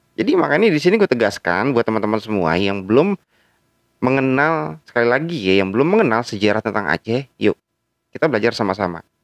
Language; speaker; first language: Indonesian; native; Indonesian